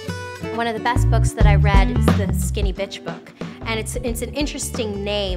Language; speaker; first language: English; native; English